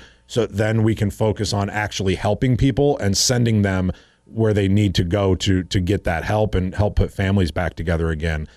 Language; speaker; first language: English; native; English